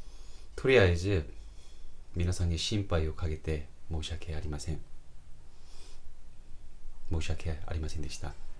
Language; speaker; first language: Japanese; non-native, fluent; Korean